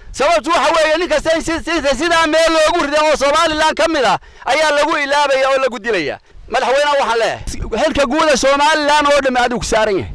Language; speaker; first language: Somali; native; Somali